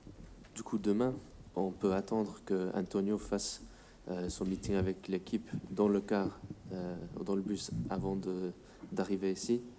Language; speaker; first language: French; non-native, fluent; English